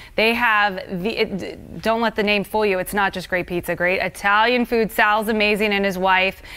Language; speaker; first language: English; native; English